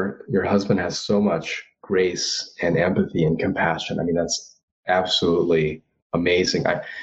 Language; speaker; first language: English; native; English